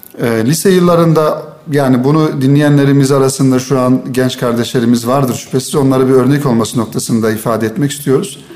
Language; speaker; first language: Turkish; native; Turkish